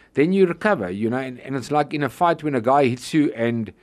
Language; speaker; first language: English; native; English